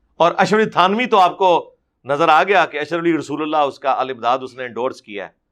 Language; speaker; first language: Urdu; non-native, local second language; Punjabi